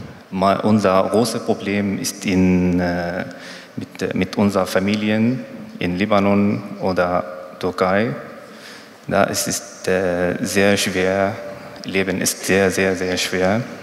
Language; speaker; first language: German; non-native, learner; Arabic